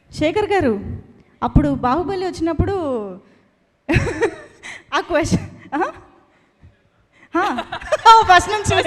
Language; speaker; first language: Telugu; native; Telugu